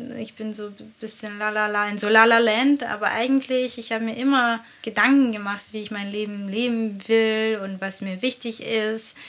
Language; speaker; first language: German; non-native, fluent; Latvian